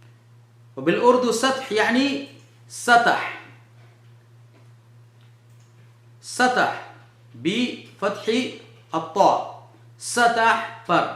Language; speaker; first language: Arabic; non-native, fluent; Urdu